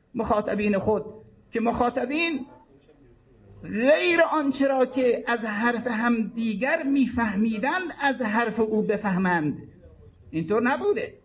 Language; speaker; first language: Persian; native; Persian